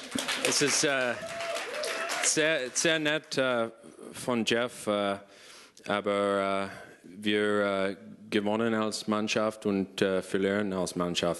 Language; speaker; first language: German; non-native, learner; English